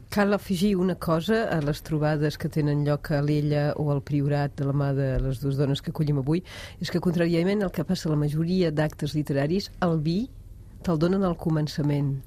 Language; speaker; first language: Catalan; non-native, fluent; French